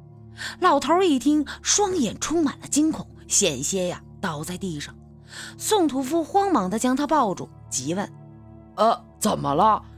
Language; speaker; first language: Chinese; native; Chinese